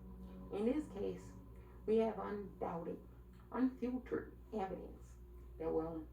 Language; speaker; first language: English; native; English